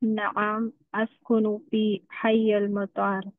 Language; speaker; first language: Arabic; non-native, learner; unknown